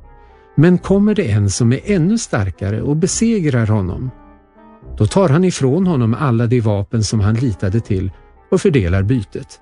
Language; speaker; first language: Swedish; native; Swedish